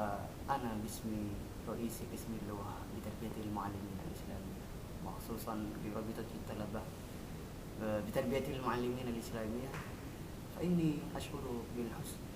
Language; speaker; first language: Arabic; non-native, learner; Indonesian